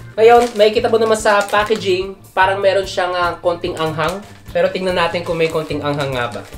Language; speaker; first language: Filipino; native; Filipino